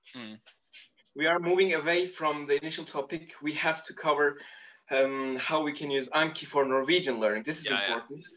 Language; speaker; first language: English; non-native, fluent; Turkish